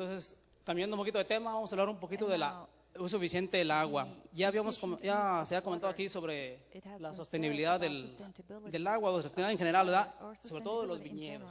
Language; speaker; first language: Spanish; native; Spanish